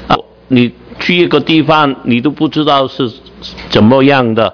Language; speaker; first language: Chinese; non-native, learner; Cantonese